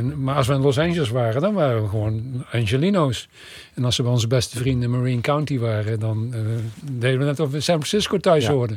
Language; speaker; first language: Dutch; native; Dutch